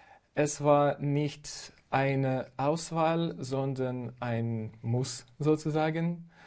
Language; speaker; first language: German; non-native, fluent; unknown